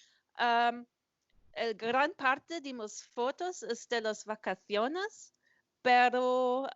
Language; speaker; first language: Spanish; non-native, learner; German